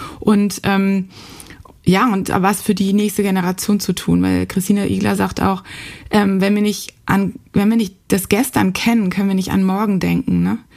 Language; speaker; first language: German; native; German